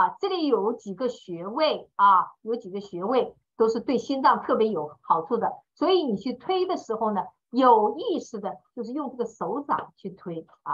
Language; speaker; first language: Chinese; native; Chinese